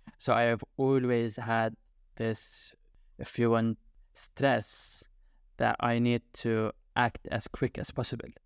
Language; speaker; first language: English; non-native, fluent; Arabic